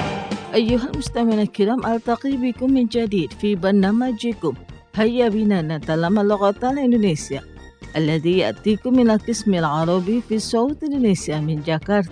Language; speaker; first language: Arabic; non-native, fluent; Indonesian